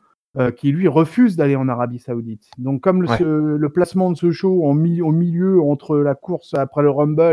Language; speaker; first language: French; native; French